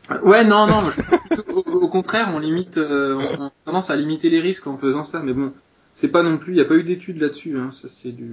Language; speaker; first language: French; native; French